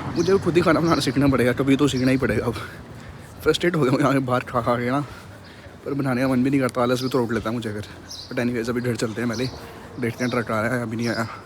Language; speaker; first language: Hindi; native; Hindi